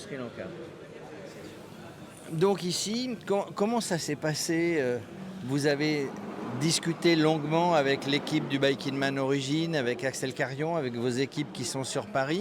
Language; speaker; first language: French; native; French